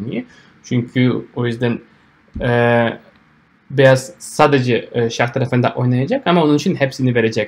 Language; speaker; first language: Turkish; non-native, fluent; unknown